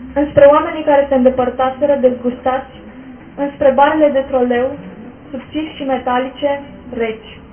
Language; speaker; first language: Romanian; native; Romanian